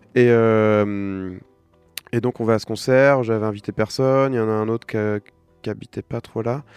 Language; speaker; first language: French; native; French